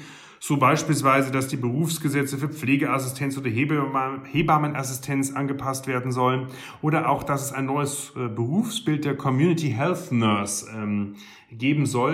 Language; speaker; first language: German; native; German